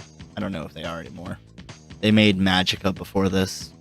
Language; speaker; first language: English; native; English